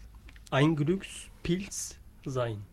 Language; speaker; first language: German; non-native, learner; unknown